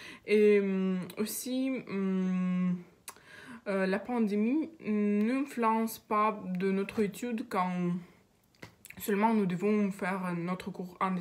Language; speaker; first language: French; non-native, learner; Russian